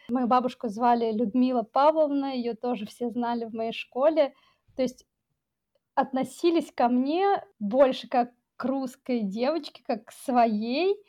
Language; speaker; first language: Russian; native; Russian